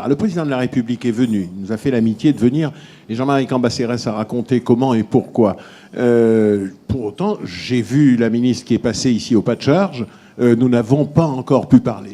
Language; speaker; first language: French; native; French